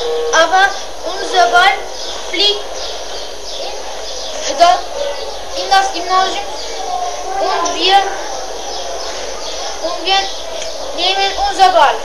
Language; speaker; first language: German; non-native, learner; Turkish